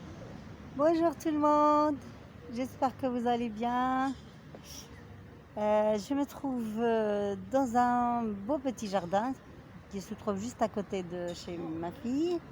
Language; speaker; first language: French; non-native, local second language; Arabic